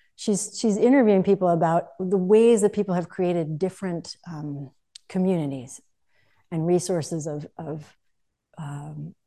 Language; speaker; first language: English; native; English